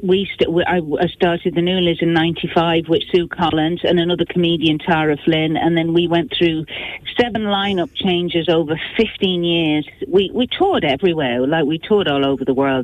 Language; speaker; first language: English; native; English